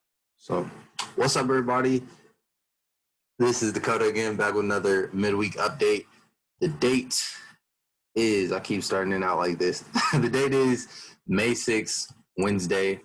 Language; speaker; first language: English; native; English